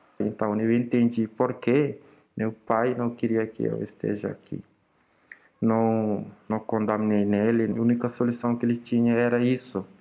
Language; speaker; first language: Portuguese; non-native, fluent; Wolof